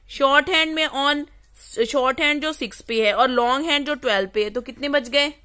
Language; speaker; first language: Hindi; native; Hindi